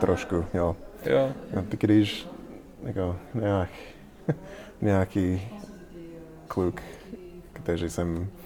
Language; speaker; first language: Czech; non-native, learner; English